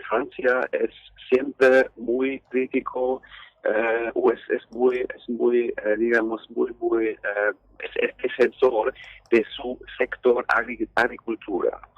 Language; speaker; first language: Spanish; non-native, fluent; German